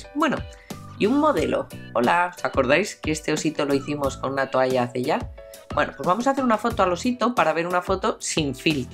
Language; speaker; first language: Spanish; native; Spanish